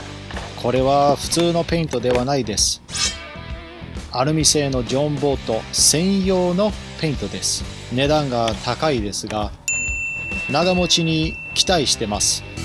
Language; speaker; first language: Japanese; non-native, fluent; English